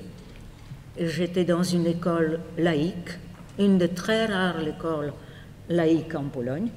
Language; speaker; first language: French; non-native, fluent; Polish